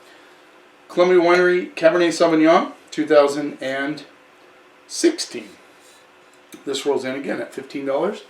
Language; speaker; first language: English; native; English